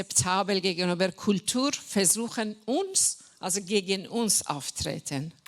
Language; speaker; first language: German; non-native, fluent; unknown